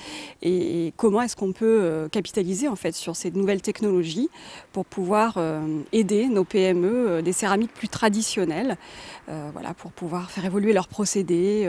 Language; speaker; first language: French; native; French